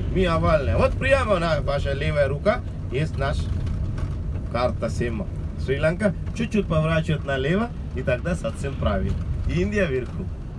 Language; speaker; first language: Russian; non-native, learner; Sinhala